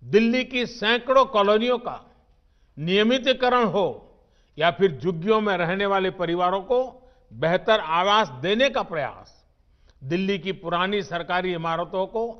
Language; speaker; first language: Hindi; non-native, local second language; Gujarati